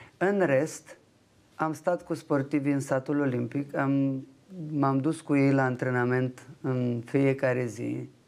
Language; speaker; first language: Romanian; non-native, local second language; Ukrainian